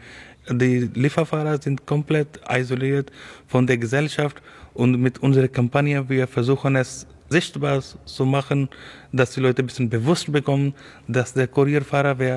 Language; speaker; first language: German; non-native, learner; Urdu